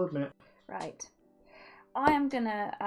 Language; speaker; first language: English; native; English